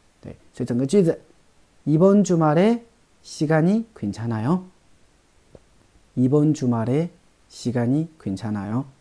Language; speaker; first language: Korean; non-native, learner; Chinese